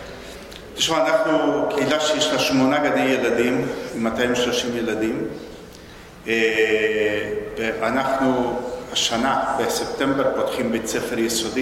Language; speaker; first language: Hebrew; non-native, fluent; Spanish